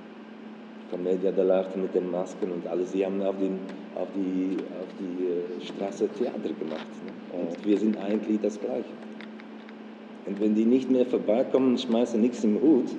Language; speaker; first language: German; non-native, fluent; Dutch